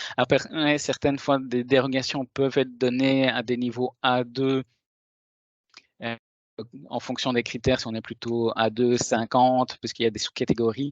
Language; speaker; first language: French; native; French